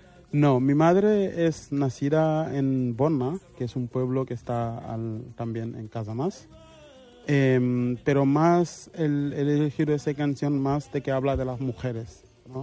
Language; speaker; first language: Spanish; non-native, fluent; Wolof